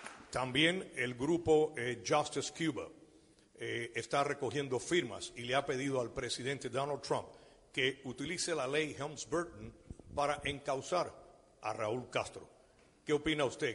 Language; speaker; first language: Spanish; early bilingual, heritage; Spanish